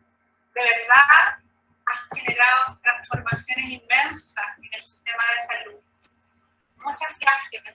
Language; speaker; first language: Spanish; native; Spanish